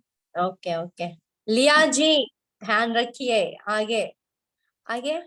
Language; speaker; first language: Hindi; native; Hindi